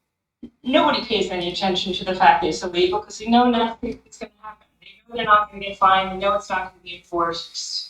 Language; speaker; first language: English; native; English